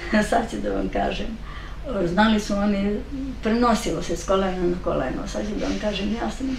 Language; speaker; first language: Serbian; native; Serbian